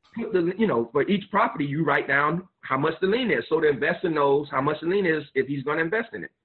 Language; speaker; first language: English; native; English